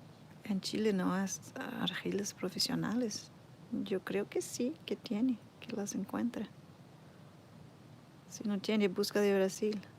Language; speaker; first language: Spanish; non-native, learner; Portuguese